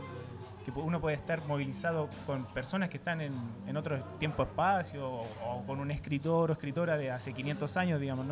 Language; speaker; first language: Spanish; native; Spanish